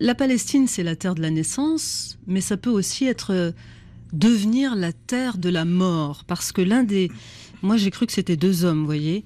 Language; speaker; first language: French; native; French